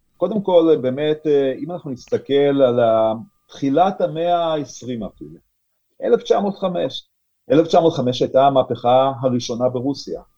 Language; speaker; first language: Hebrew; non-native, fluent; Yiddish